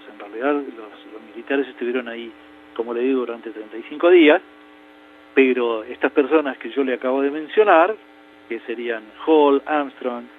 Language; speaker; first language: Spanish; native; Spanish